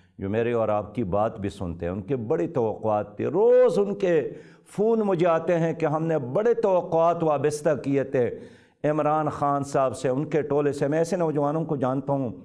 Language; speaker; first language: Urdu; non-native, local second language; Pashto